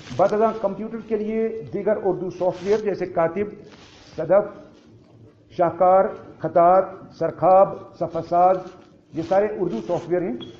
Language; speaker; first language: Urdu; non-native, local second language; Kashmiri